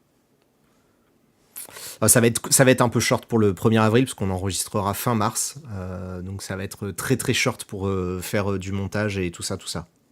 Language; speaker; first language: French; native; French